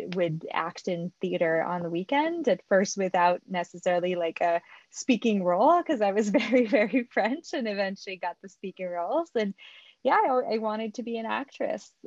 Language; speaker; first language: English; non-native, fluent; French